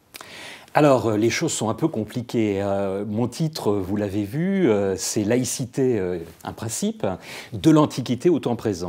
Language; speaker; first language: French; native; French